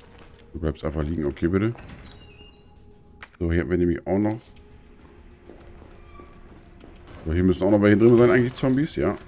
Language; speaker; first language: German; native; German